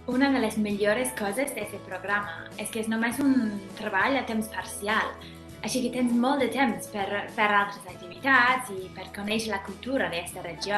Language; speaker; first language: Catalan; non-native, fluent; English